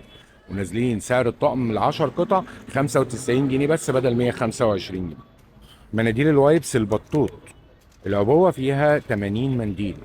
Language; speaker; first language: Arabic; native; Arabic